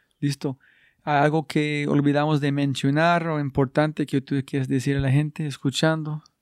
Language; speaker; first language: Spanish; non-native, learner; English